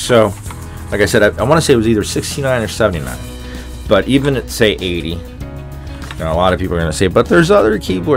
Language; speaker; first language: English; native; English